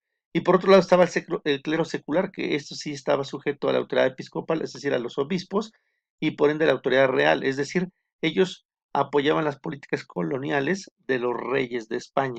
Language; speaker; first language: Spanish; native; Spanish